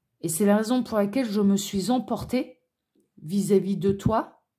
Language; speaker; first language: French; native; French